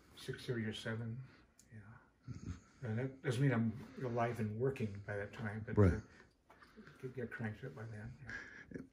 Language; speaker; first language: English; native; English